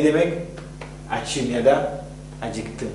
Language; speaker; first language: Turkish; non-native, fluent; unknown